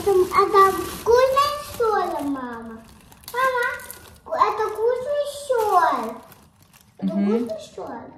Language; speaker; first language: Russian; early bilingual, heritage; Russian